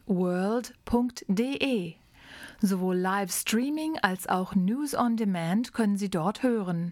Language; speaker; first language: German; native; German